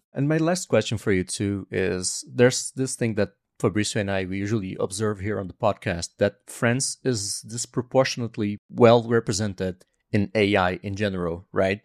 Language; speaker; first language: English; non-native, fluent; Portuguese